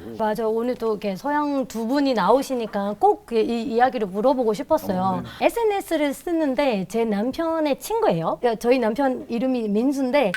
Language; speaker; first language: Korean; non-native, fluent; Burmese